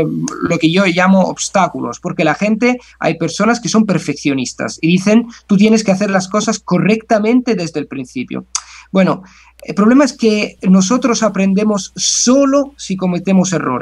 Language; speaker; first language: Spanish; non-native, fluent; Italian